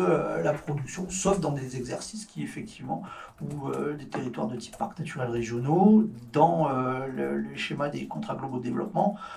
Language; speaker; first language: French; native; French